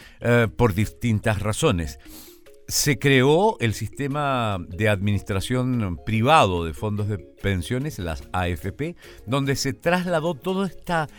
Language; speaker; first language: Spanish; native; Spanish